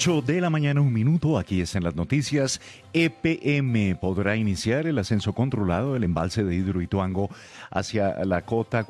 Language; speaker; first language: Spanish; native; Spanish